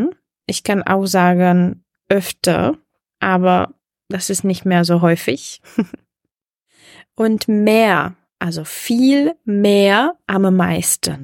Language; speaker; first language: German; non-native, fluent; Czech